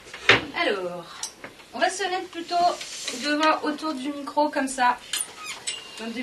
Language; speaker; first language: French; native; French